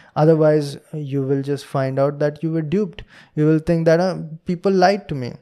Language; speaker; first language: English; non-native, local second language; Hindi